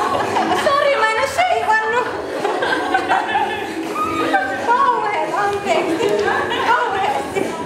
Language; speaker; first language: Finnish; early bilingual, other home language; Russian